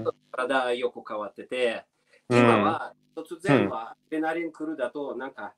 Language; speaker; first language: Japanese; non-native, learner; Russian